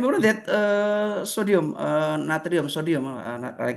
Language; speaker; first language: English; non-native, learner; Indonesian